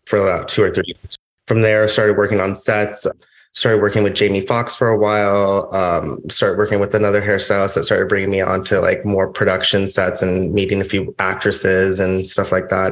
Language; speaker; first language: English; native; English